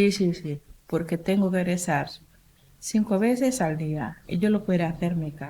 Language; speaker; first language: Spanish; non-native, learner; Wolof